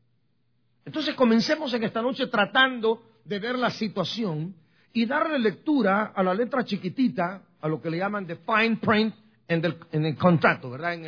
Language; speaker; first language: Spanish; native; Spanish